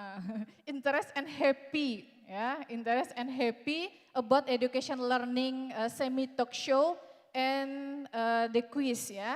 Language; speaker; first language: English; non-native, learner; Indonesian